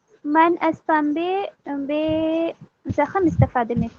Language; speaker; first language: Persian; non-native, learner; Urdu